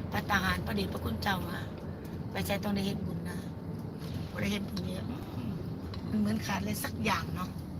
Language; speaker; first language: Thai; native; Thai